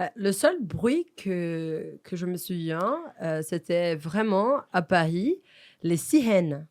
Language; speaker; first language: French; non-native, fluent; Portuguese